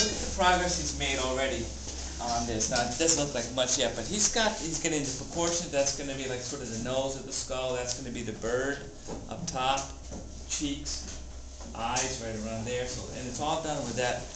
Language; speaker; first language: English; native; English